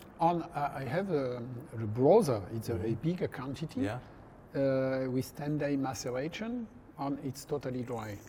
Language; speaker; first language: English; non-native, learner; French